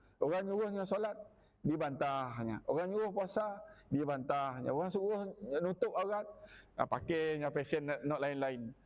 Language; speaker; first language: Malay; non-native, local second language; Iban